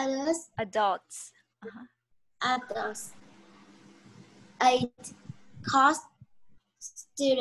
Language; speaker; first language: English; non-native, learner; Vietnamese